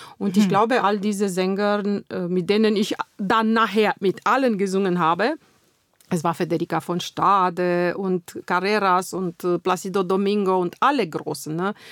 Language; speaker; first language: German; non-native, fluent; Romanian